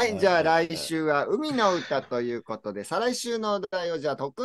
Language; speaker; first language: Japanese; native; Japanese